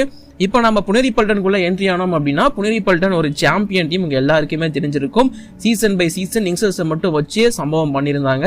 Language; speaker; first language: Tamil; native; Tamil